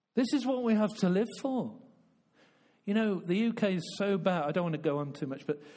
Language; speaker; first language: English; native; English